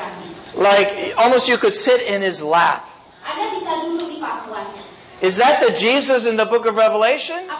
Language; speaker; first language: English; native; English